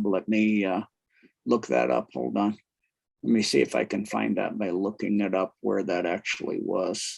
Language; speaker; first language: English; native; English